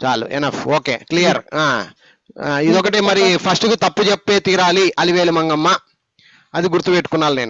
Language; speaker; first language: Telugu; native; Telugu